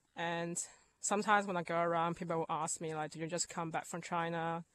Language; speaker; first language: English; non-native, fluent; Chinese